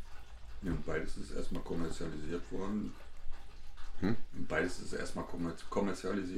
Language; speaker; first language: German; native; German